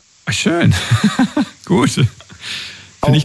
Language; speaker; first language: German; native; German